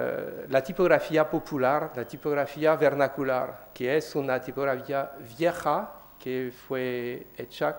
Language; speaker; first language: Spanish; non-native, learner; French